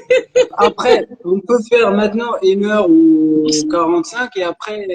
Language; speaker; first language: French; non-native, local second language; Arabic